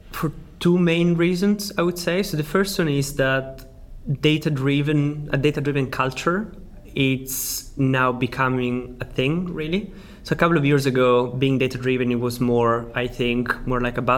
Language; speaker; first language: English; non-native, fluent; Italian